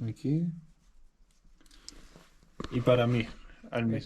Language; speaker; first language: Spanish; non-native, learner; Danish